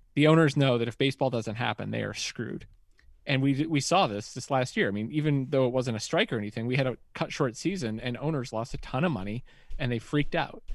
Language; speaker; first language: English; native; English